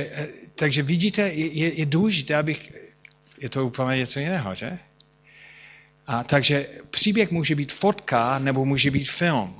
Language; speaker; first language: Czech; non-native, fluent; English